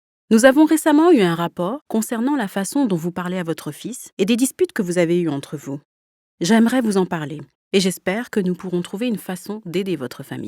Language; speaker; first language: French; native; French